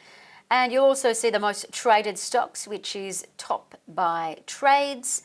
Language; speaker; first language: English; native; English